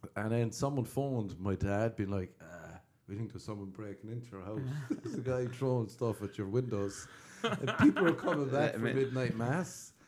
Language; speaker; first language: English; native; English